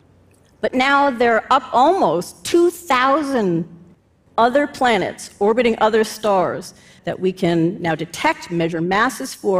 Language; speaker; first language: English; native; English